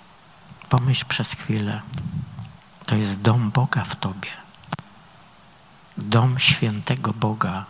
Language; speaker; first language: Polish; native; Polish